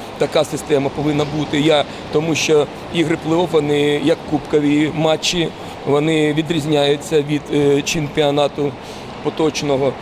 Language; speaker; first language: Ukrainian; non-native, local second language; Russian